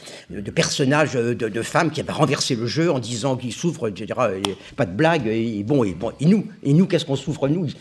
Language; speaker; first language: French; native; French